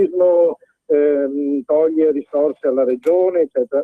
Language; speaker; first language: Italian; native; Italian